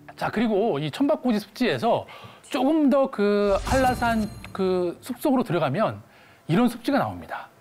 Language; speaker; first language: Korean; native; Korean